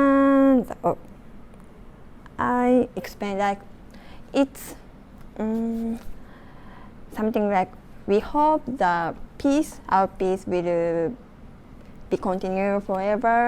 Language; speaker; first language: English; non-native, learner; Japanese